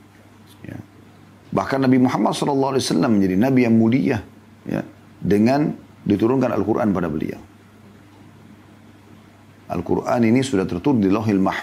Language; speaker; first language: Indonesian; native; Indonesian